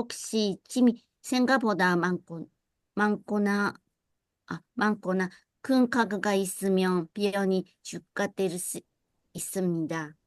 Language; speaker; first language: Korean; non-native, learner; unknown